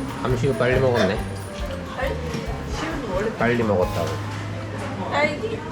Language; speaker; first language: Korean; native; Korean